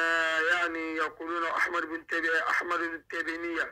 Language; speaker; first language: Arabic; non-native, learner; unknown